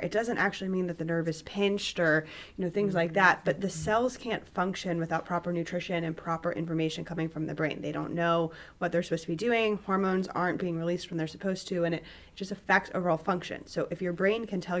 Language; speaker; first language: English; native; English